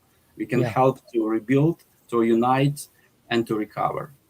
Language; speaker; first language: English; non-native, fluent; Ukrainian